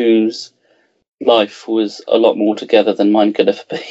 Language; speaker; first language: English; native; English